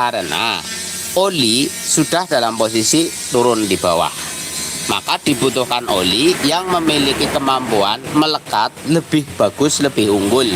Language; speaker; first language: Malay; non-native, local second language; Javanese